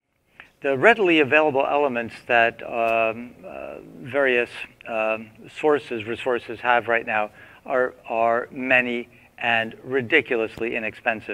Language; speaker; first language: English; native; English